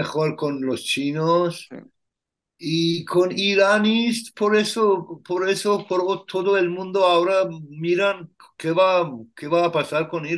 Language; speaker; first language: Spanish; non-native, learner; Persian